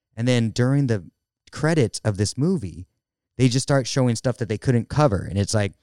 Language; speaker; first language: English; native; English